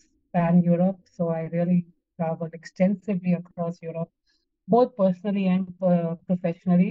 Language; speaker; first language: English; non-native, local second language; Gujarati